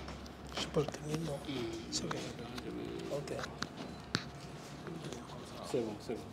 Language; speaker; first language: French; non-native, local second language; Wolof